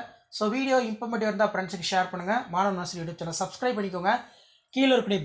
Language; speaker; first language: Tamil; native; Tamil